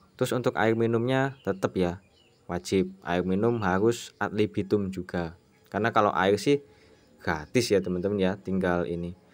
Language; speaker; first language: Indonesian; non-native, local second language; Javanese